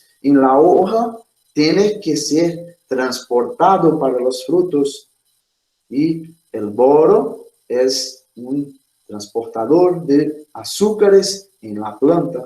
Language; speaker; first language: Spanish; non-native, fluent; Portuguese